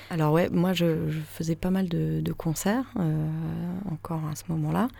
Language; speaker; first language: French; native; French